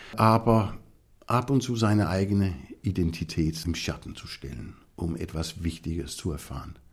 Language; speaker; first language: German; non-native, fluent; Danish